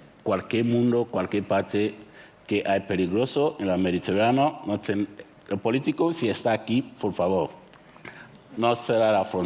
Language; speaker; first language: Spanish; non-native, learner; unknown